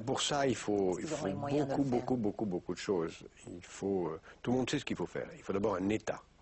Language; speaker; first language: French; native; French